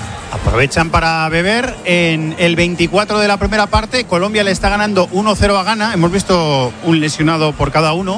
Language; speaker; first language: Spanish; native; Spanish